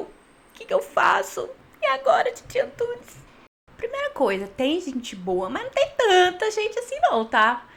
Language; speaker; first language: Portuguese; native; Portuguese